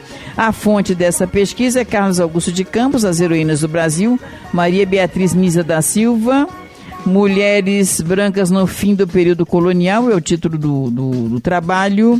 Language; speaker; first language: Portuguese; native; Portuguese